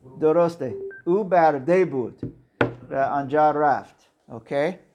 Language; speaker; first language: Persian; non-native, learner; German